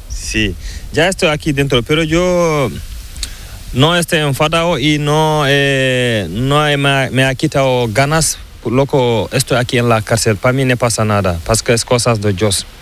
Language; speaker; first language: Spanish; non-native, learner; Fula